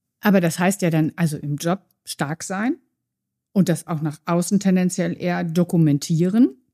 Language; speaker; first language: German; native; German